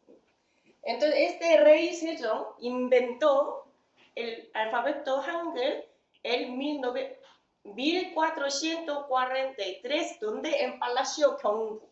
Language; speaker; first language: Spanish; non-native, fluent; Korean